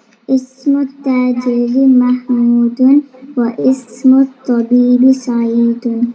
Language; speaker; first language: Arabic; non-native, learner; Malayalam